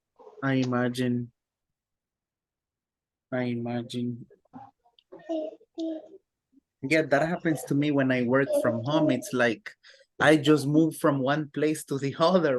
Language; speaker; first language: English; non-native, fluent; Spanish